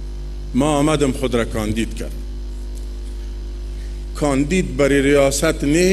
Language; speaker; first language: Persian; non-native, local second language; Pashto